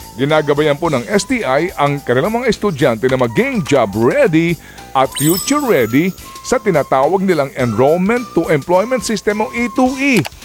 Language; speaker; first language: Filipino; non-native, local second language; Waray